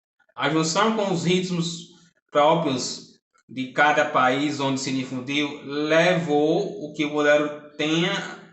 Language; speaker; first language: Portuguese; native; Portuguese